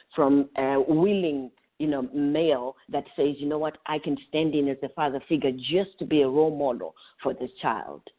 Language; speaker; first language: English; non-native, local second language; North Ndebele